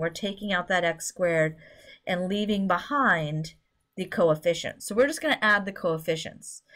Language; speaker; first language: English; native; English